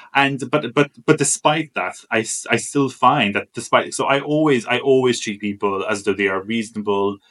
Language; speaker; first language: English; non-native, fluent; Maltese